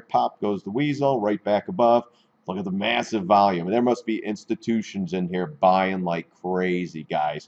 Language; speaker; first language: English; native; English